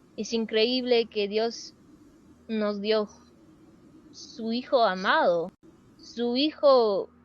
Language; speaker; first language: Spanish; non-native, fluent; English